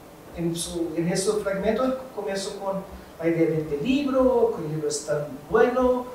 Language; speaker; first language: Spanish; non-native, fluent; Portuguese